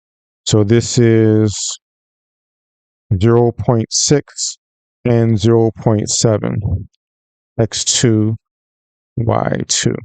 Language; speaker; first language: English; native; English